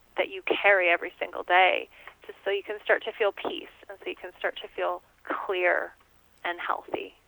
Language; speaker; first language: English; native; English